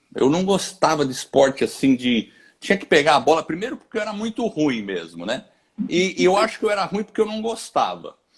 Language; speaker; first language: Portuguese; native; Portuguese